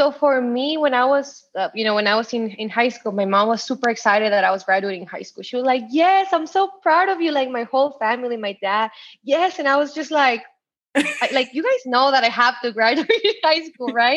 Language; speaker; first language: English; non-native, fluent; Spanish